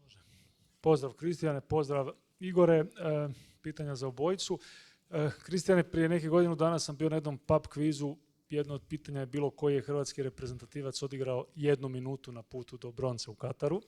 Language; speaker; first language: Bosnian; native; Bosnian